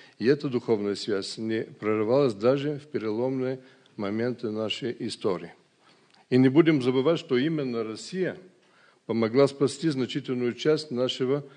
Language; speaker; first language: Russian; non-native, fluent; Bulgarian